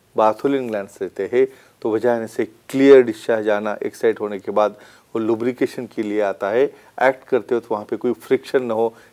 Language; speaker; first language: Hindi; non-native, local second language; Marathi